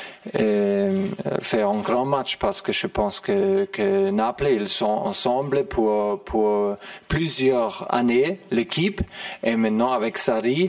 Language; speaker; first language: French; non-native, fluent; German